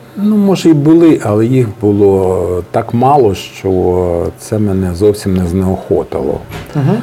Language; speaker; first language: Ukrainian; native; Ukrainian